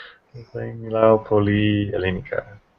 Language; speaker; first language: Greek; non-native, learner; English